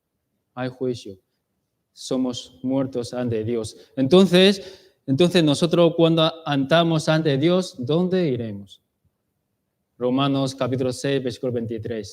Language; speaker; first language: Spanish; non-native, learner; Chinese